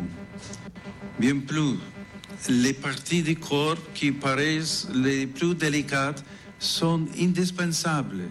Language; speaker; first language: French; non-native, fluent; English